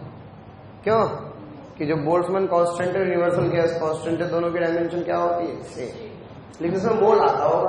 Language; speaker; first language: Hindi; native; Hindi